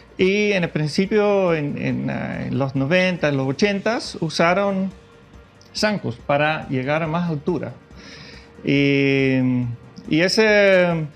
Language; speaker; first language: Spanish; non-native, fluent; Dutch